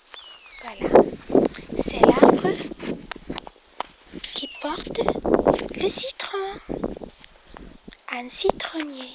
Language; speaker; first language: French; non-native, local second language; Arabic